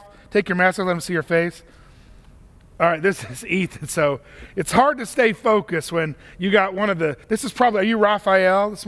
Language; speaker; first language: English; native; English